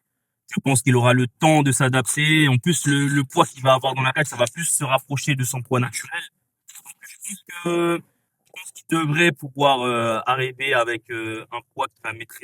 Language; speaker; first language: French; native; French